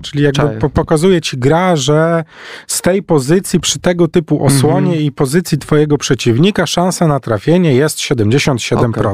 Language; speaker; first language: Polish; native; Polish